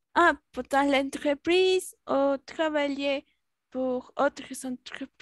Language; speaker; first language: French; non-native, learner; Spanish